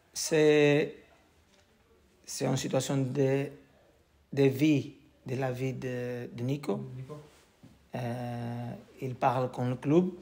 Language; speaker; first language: French; non-native, learner; Portuguese